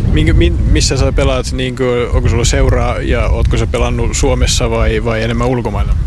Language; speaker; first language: Finnish; native; Finnish